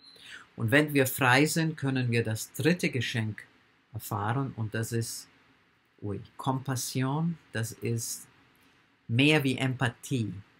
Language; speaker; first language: German; non-native, fluent; English